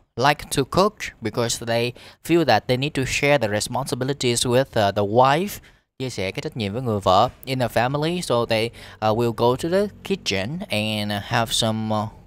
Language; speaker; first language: English; non-native, fluent; Vietnamese